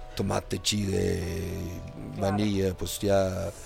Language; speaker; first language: Spanish; non-native, fluent; English